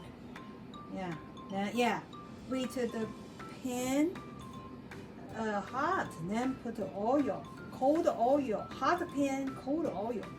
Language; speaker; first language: English; non-native, learner; Chinese